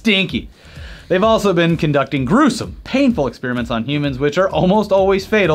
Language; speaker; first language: English; native; English